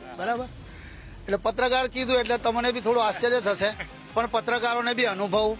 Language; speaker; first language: Gujarati; native; Gujarati